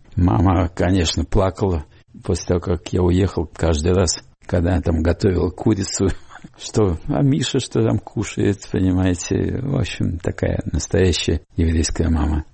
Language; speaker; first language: Russian; non-native, local second language; Hungarian